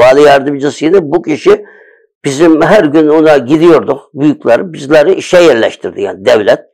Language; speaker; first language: Turkish; early bilingual, other home language; Uyghur